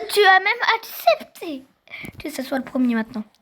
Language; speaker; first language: French; native; French